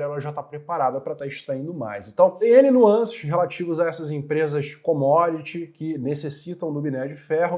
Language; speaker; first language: Portuguese; native; Portuguese